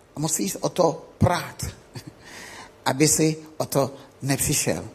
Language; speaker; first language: Czech; non-native, fluent; Akan